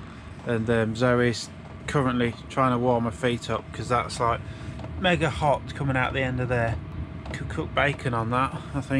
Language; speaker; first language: English; native; English